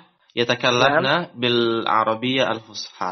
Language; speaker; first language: Arabic; non-native, fluent; Indonesian